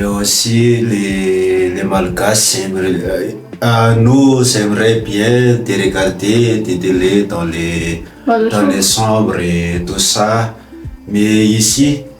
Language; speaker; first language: French; non-native, local second language; Malagasy